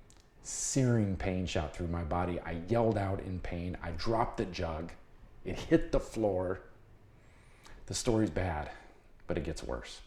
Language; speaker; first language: English; native; English